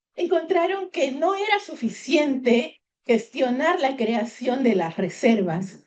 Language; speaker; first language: Spanish; native; Spanish